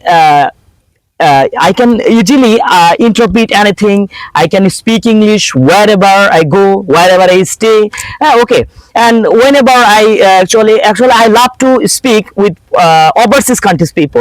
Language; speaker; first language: English; non-native, local second language; Bangla